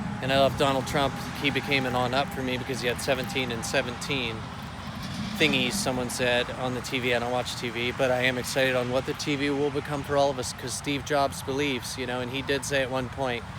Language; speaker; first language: English; native; English